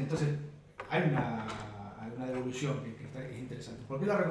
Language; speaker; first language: Spanish; native; Spanish